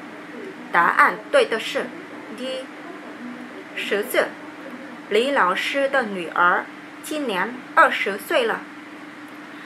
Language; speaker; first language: Chinese; non-native, learner; Vietnamese